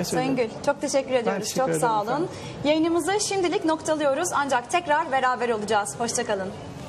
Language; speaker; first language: Turkish; native; Turkish